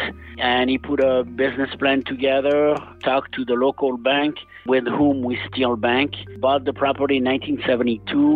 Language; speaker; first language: English; non-native, fluent; French